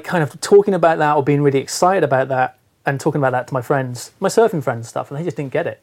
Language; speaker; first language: English; native; English